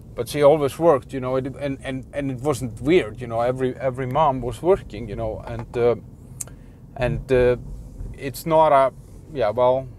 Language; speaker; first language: English; non-native, fluent; Icelandic